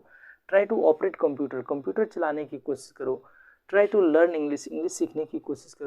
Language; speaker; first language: Hindi; native; Hindi